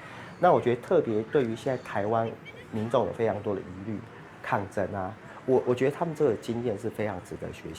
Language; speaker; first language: Chinese; native; Chinese